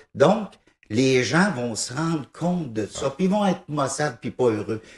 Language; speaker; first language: French; native; French